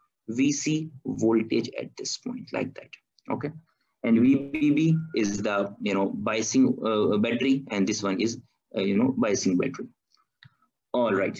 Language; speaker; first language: English; non-native, fluent; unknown